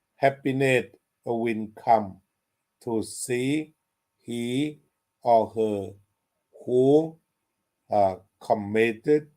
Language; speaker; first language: English; non-native, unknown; Thai